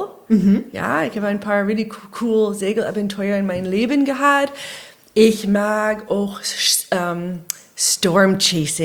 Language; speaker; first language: German; non-native, learner; English